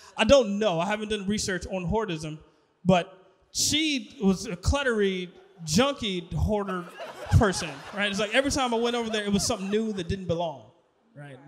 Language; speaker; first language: English; native; English